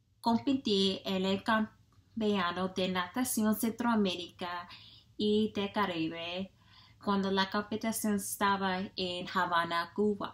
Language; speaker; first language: Spanish; non-native, learner; English